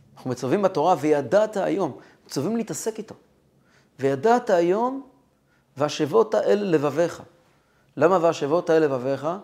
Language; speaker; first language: Hebrew; non-native, fluent; Russian